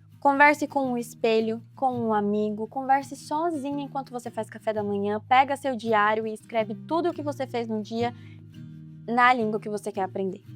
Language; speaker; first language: Portuguese; native; Portuguese